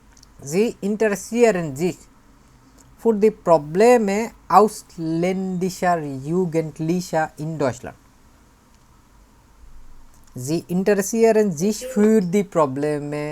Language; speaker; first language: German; non-native, fluent; Bangla